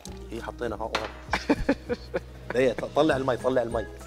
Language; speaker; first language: Arabic; early bilingual, heritage; Arabic